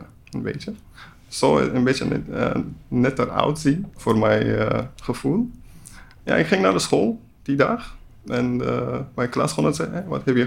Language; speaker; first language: Dutch; non-native, learner; Persian